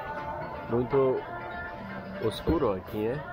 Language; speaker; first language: Portuguese; non-native, learner; Persian